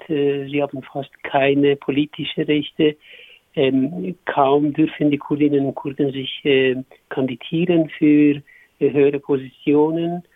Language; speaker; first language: German; non-native, learner; Kurdish